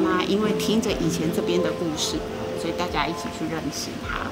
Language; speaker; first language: Chinese; native; Chinese